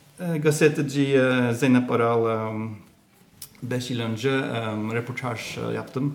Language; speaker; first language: Turkish; non-native, learner; Norwegian